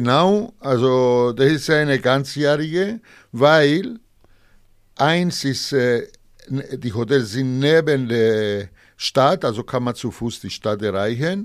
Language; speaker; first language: German; non-native, fluent; Greek